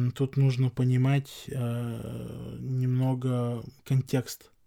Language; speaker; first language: Russian; non-native, local second language; Chechen